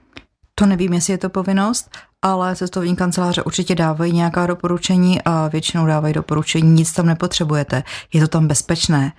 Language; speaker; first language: Czech; native; Czech